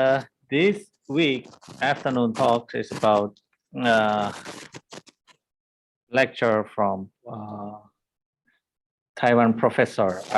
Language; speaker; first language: English; non-native, learner; Indonesian